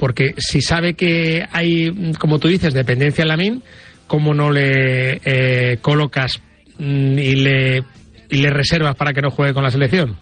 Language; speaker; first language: Spanish; native; Spanish